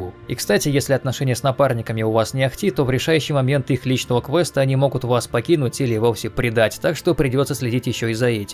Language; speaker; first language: Russian; native; Russian